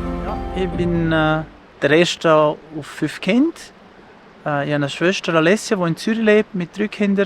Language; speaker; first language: German; non-native, local second language; Italian